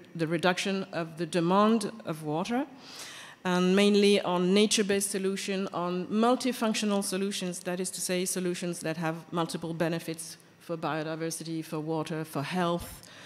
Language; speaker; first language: English; non-native, fluent; French